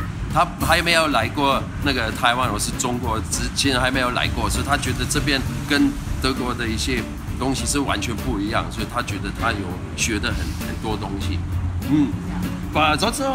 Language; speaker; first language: Chinese; non-native, fluent; German